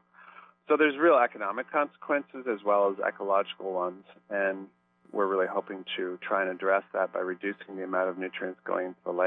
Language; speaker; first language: English; native; English